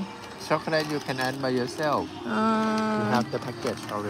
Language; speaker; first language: English; non-native, learner; Thai